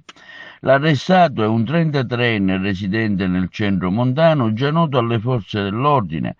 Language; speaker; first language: Italian; native; Italian